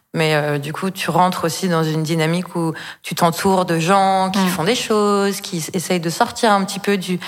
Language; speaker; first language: French; native; French